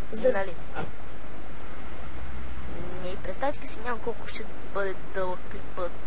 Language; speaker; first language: Bulgarian; native; Bulgarian